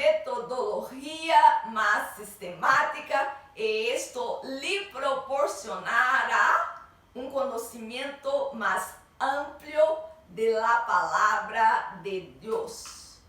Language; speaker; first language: Spanish; non-native, learner; Portuguese